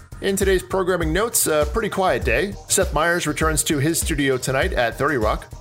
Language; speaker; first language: English; native; English